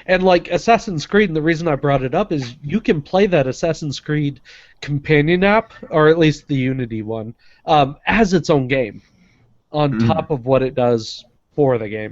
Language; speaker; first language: English; native; English